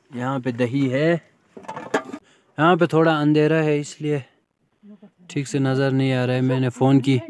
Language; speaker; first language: Hindi; native; Hindi